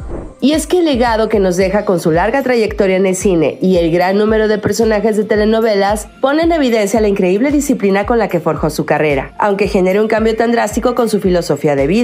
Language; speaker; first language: Spanish; native; Spanish